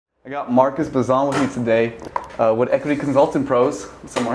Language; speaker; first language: English; native; English